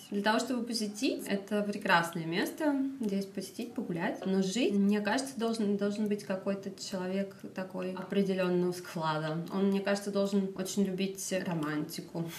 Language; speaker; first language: Russian; native; Russian